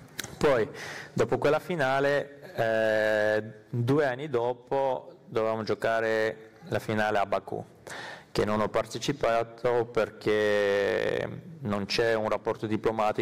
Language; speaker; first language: Italian; non-native, fluent; Armenian